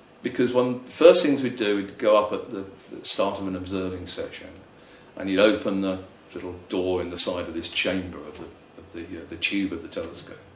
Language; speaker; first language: English; native; English